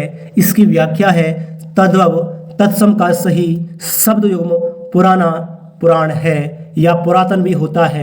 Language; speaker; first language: Hindi; native; Hindi